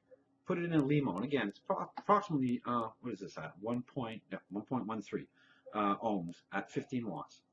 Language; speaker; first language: English; native; English